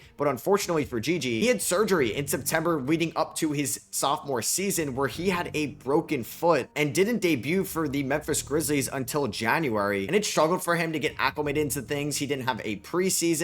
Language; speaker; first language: English; native; English